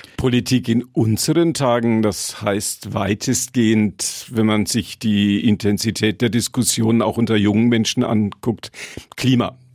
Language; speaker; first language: German; native; German